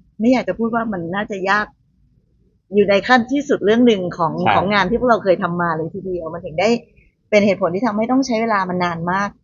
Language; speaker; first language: Thai; native; Thai